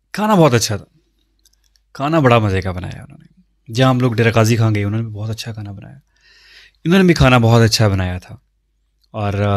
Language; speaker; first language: Urdu; non-native, local second language; Punjabi